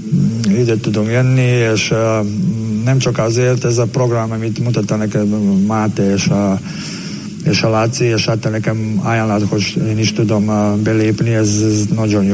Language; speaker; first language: Hungarian; non-native, learner; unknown